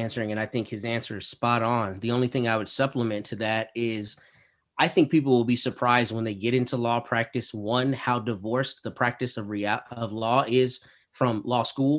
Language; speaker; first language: English; native; English